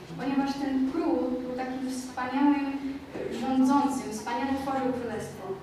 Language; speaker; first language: Polish; native; Polish